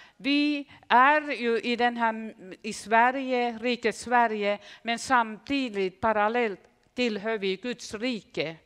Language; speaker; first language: Swedish; non-native, fluent; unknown